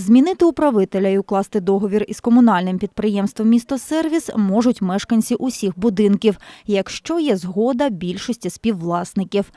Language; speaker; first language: Ukrainian; native; Ukrainian